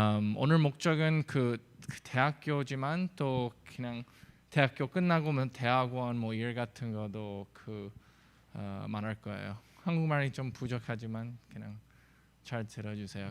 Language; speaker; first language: Korean; early bilingual, heritage; English